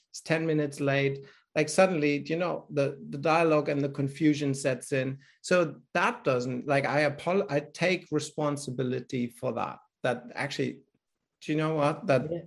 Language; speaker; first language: English; non-native, fluent; German